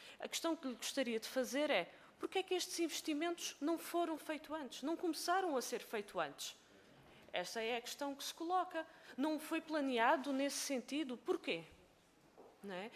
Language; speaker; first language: Portuguese; native; Portuguese